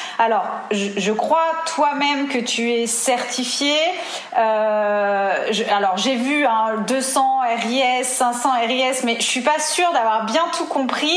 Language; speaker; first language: French; native; French